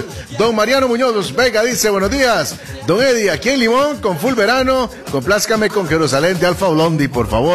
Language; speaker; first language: Spanish; native; Spanish